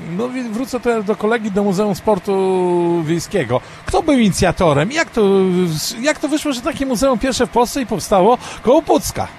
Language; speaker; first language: Polish; native; Polish